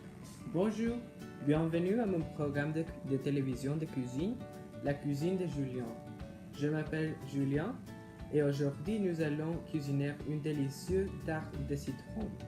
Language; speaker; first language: French; non-native, learner; English